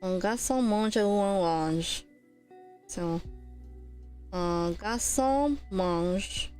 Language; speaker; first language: French; non-native, learner; English